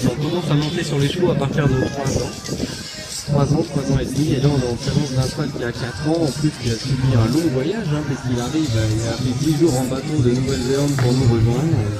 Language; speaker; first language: French; native; French